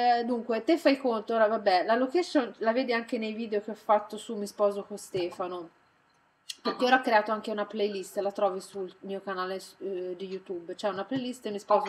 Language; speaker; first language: Italian; native; Italian